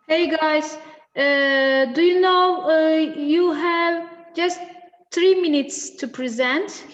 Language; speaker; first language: English; non-native, fluent; Turkish